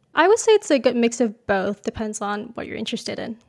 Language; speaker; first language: English; native; English